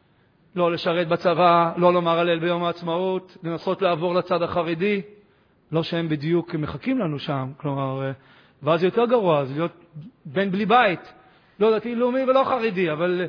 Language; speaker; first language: Hebrew; native; Hebrew